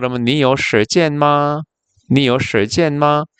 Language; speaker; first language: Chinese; non-native, fluent; Korean